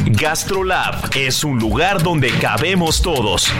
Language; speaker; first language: Spanish; native; Spanish